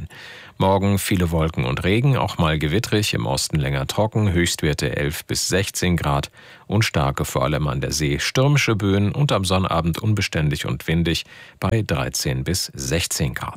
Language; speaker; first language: German; native; German